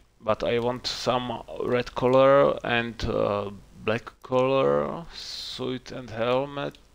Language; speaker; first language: English; non-native, learner; Czech